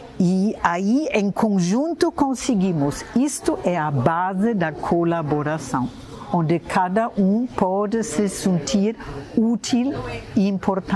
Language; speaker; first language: Portuguese; non-native, fluent; German